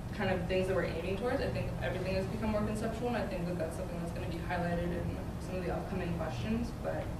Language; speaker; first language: English; native; English